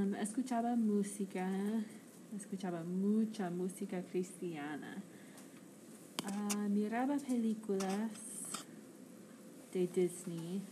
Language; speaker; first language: Spanish; non-native, learner; English